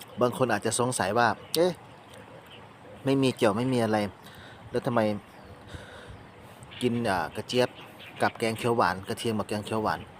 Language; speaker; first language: Thai; native; Thai